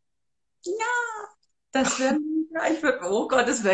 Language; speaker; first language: German; native; German